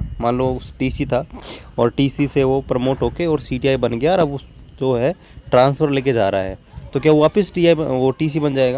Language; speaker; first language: Hindi; native; Hindi